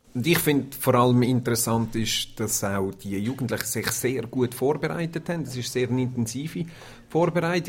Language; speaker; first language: German; native; German